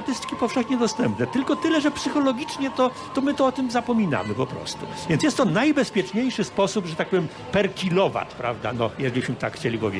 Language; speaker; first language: Polish; native; Polish